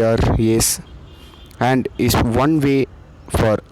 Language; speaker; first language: English; non-native, local second language; Tamil